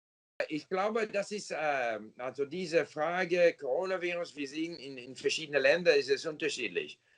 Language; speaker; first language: German; non-native, fluent; English